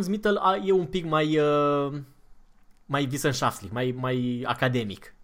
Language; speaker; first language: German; non-native, fluent; Romanian